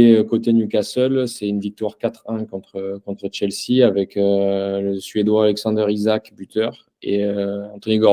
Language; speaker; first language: French; native; French